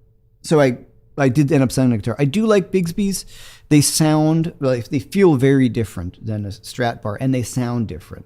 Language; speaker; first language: English; native; English